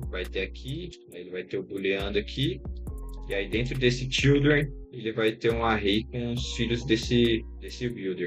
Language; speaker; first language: Portuguese; native; Portuguese